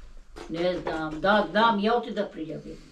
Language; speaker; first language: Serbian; non-native, local second language; Albanian